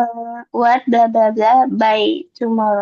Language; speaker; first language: English; non-native, learner; Indonesian